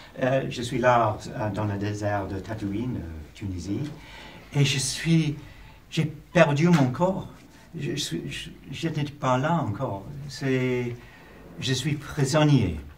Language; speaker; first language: French; non-native, learner; English